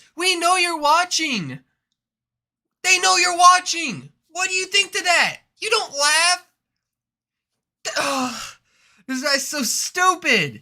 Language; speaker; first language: English; native; English